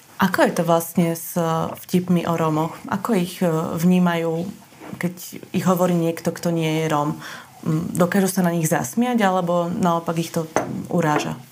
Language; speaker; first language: Slovak; native; Slovak